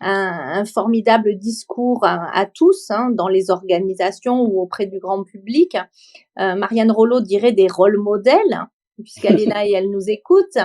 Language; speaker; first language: French; native; French